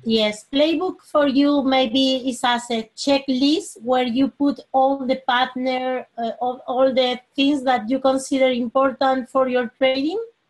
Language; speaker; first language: English; non-native, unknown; Spanish